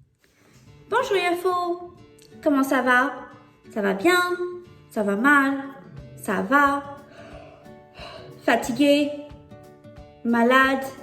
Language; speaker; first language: French; non-native, fluent; English